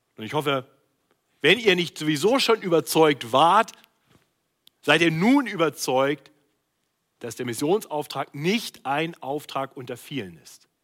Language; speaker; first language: German; native; German